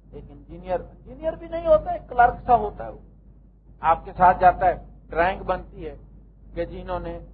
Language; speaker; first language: Urdu; native; Urdu